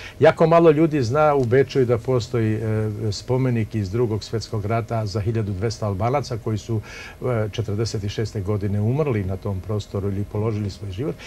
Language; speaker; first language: Serbian; non-native, local second language; Albanian